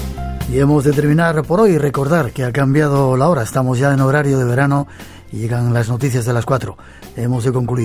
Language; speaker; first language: Spanish; native; Spanish